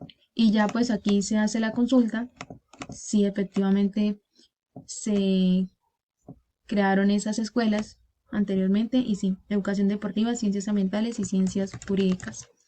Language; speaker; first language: Spanish; native; Spanish